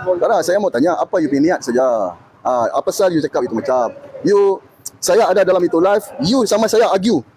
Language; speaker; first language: Malay; native; Malay